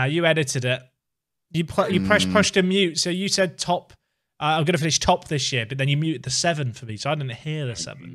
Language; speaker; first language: English; native; English